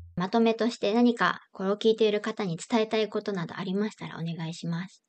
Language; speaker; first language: Japanese; native; Japanese